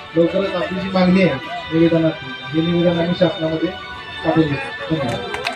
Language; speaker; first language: Marathi; non-native, local second language; Lambadi